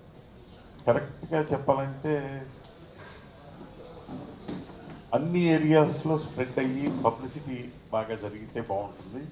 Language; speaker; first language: Telugu; native; Telugu